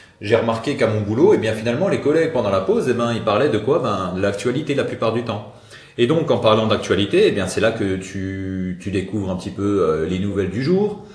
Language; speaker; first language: French; native; French